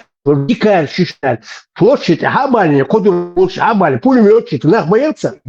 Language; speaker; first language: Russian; non-native, local second language; Chechen